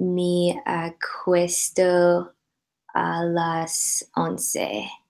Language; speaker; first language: Spanish; non-native, learner; English